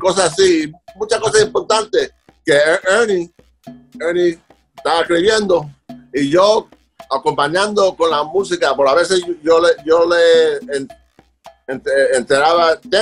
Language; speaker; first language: Spanish; early bilingual, other home language; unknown